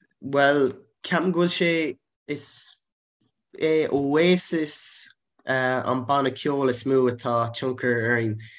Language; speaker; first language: Irish; non-native, local second language; English